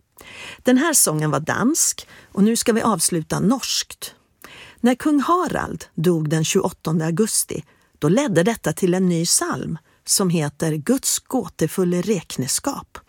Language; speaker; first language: Swedish; native; Swedish